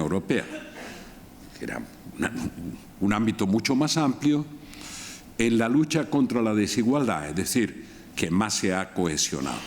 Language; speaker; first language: Spanish; native; Spanish